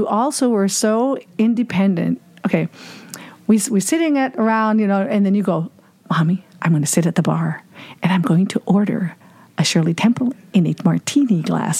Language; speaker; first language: English; non-native, fluent; German